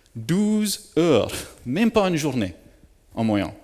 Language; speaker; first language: French; native; French